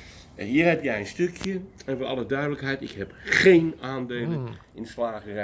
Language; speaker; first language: Dutch; native; Dutch